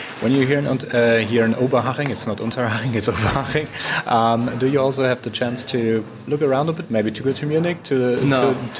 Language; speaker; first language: English; non-native, fluent; German